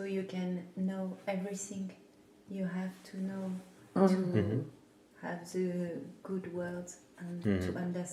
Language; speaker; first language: English; non-native, learner; French